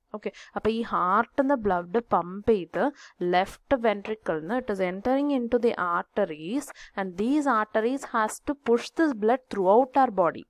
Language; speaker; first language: English; non-native, local second language; Malayalam